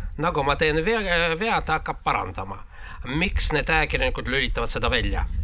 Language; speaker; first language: Estonian; non-native, local second language; Russian